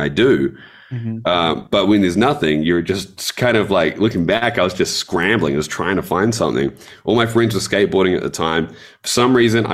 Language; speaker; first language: English; native; English